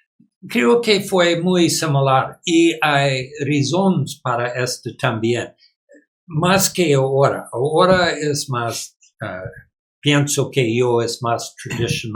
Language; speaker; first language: Spanish; non-native, learner; English